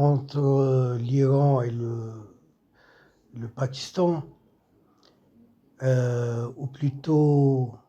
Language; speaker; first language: French; non-native, local second language; Arabic